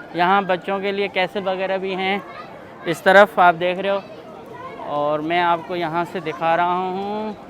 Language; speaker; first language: Urdu; non-native, local second language; Sindhi